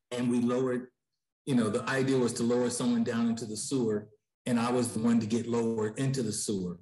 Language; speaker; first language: English; native; English